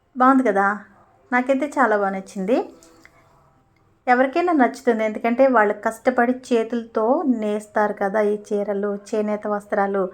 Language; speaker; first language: Telugu; native; Telugu